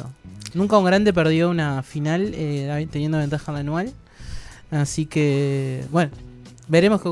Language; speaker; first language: Spanish; native; Spanish